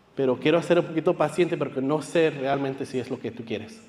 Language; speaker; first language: Spanish; early bilingual, heritage; Spanish